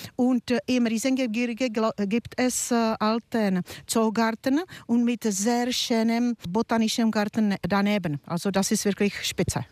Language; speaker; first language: German; non-native, fluent; Czech